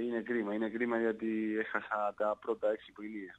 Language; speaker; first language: Greek; non-native, learner; Spanish